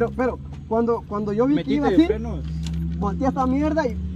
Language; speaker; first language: Spanish; native; Spanish